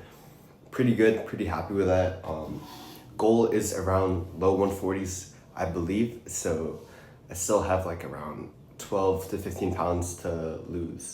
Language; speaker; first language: English; native; English